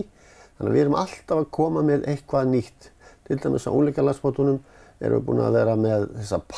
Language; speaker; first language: Icelandic; native; Icelandic